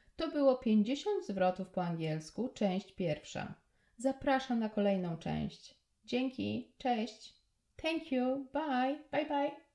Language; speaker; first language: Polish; native; Polish